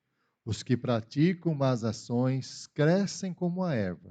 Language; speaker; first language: Portuguese; native; Portuguese